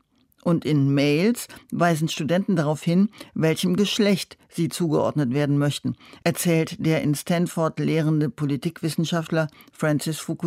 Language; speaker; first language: German; native; German